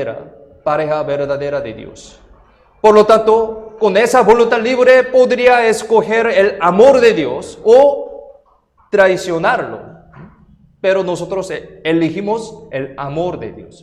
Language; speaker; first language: Spanish; non-native, fluent; Korean